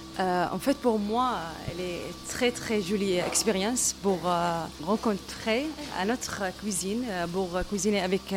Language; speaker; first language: French; non-native, learner; Arabic